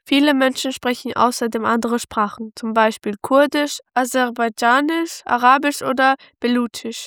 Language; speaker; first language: German; early bilingual, other home language; Pashto